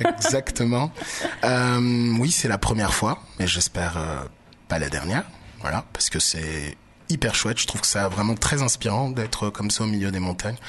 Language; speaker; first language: French; early bilingual, other home language; Baoulé